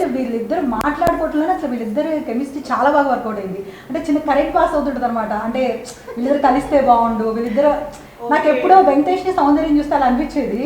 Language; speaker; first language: Telugu; native; Telugu